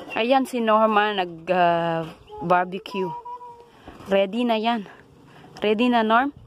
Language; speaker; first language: Filipino; non-native, local second language; Cebuano